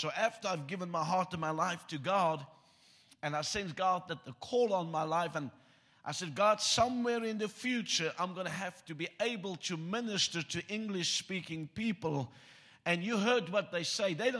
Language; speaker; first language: English; non-native, local second language; Afrikaans